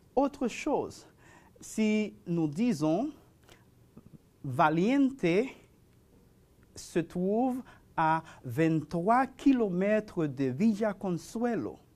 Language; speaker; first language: French; non-native, fluent; Spanish